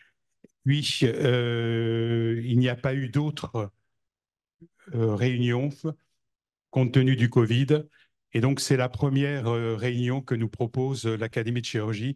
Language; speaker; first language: French; native; French